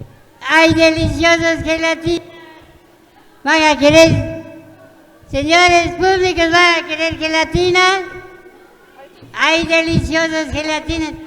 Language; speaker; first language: Spanish; non-native, local second language; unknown